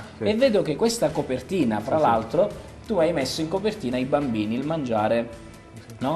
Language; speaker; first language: Italian; native; Italian